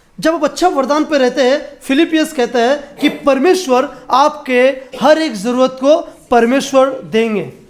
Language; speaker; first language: Hindi; non-native, local second language; Bangla